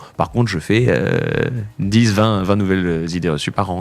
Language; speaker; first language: French; native; French